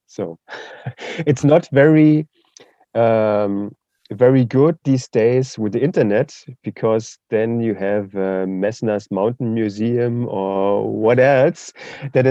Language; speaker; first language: English; non-native, fluent; German